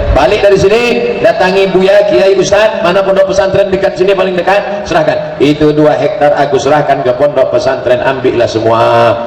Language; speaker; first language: Indonesian; native; Indonesian